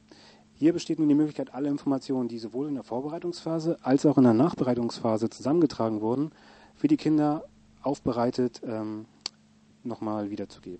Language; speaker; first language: German; native; German